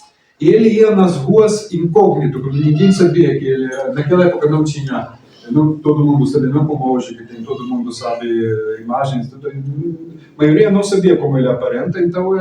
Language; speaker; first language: Portuguese; non-native, fluent; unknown